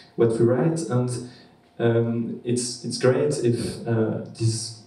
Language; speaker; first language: English; non-native, learner; French